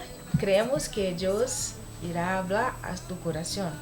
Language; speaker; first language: Spanish; non-native, learner; Portuguese